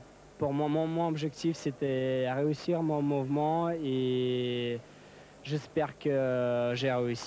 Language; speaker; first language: French; non-native, learner; Russian